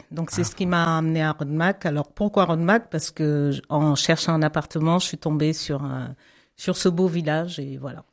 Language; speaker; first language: French; non-native, local second language; Wolof